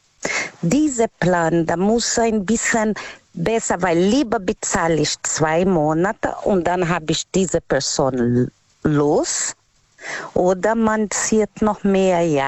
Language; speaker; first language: German; non-native, learner; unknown